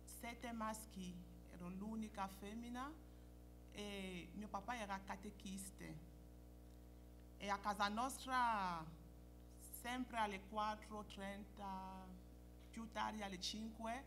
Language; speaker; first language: Italian; non-native, fluent; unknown